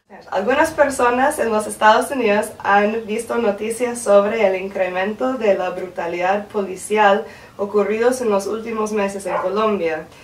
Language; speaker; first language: Spanish; non-native, fluent; English